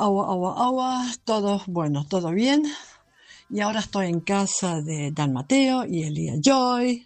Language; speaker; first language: Spanish; non-native, fluent; German